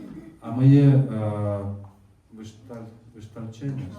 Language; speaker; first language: Polish; non-native, learner; Russian